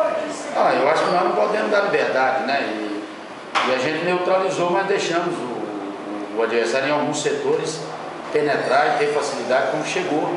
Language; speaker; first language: Portuguese; native; Portuguese